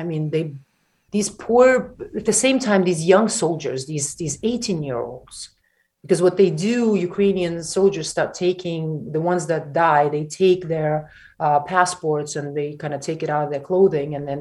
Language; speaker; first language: English; non-native, fluent; Russian